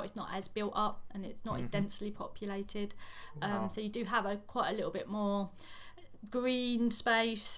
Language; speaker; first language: English; native; English